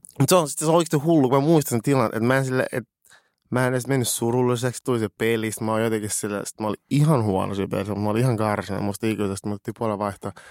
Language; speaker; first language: Finnish; early bilingual, other home language; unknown